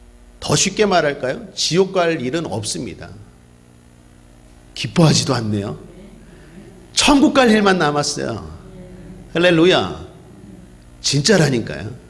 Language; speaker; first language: Korean; native; Korean